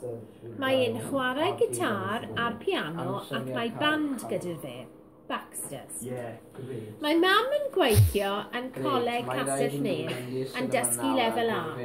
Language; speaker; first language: Welsh; non-native, local second language; English